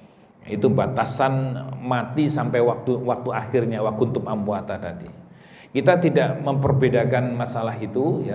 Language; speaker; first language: Indonesian; native; Indonesian